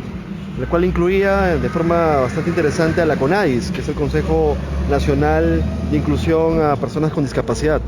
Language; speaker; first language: Spanish; native; Spanish